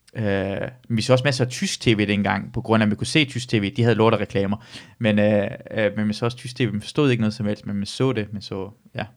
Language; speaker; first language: Danish; early bilingual, other home language; Persian